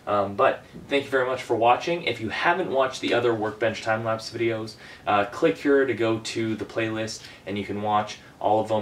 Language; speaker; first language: English; native; English